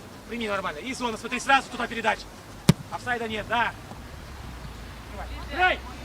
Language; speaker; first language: Russian; native; Russian